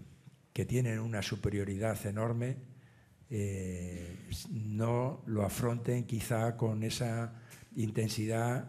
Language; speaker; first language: Spanish; native; Spanish